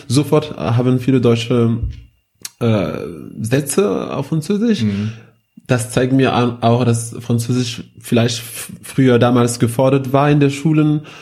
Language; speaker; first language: German; non-native, fluent; French